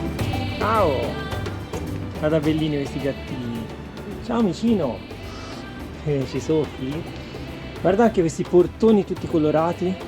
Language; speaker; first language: Italian; native; Italian